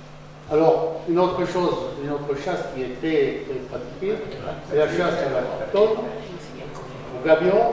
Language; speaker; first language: French; native; French